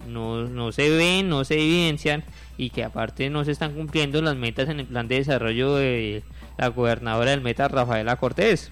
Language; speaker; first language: Spanish; native; Spanish